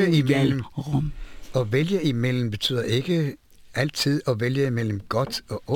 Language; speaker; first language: Danish; non-native, fluent; Hebrew